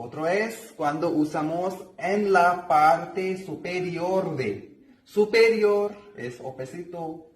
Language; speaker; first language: Spanish; non-native, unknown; Hindi